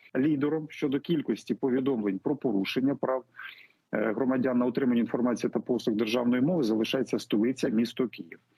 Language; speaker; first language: Ukrainian; native; Ukrainian